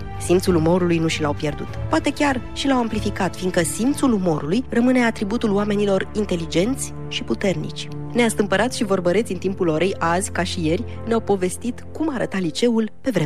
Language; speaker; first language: Romanian; native; Romanian